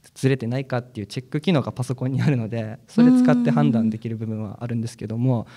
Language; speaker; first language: Japanese; native; Japanese